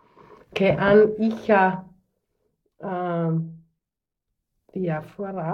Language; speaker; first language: Greek; non-native, learner; German